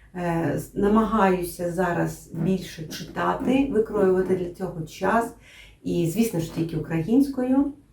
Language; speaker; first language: Ukrainian; non-native, local second language; Russian